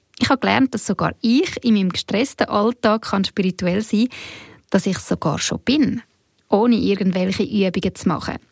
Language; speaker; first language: German; native; German